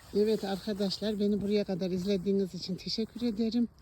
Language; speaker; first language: Turkish; native; Turkish